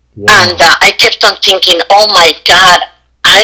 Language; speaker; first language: English; non-native, fluent; Spanish